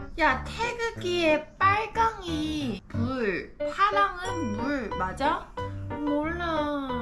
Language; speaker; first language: Korean; non-native, fluent; Chinese